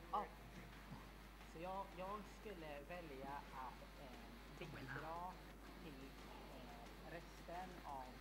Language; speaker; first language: Swedish; early bilingual, other home language; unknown